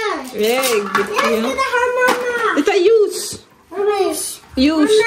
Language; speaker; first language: Swedish; non-native, learner; Filipino